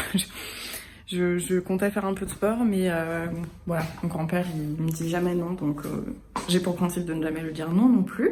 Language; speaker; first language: French; native; French